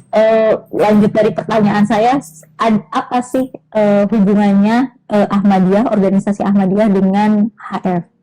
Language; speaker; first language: Indonesian; native; Indonesian